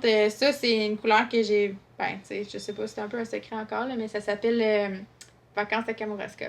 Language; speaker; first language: French; native; French